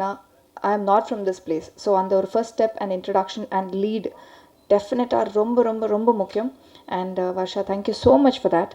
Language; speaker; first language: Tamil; non-native, learner; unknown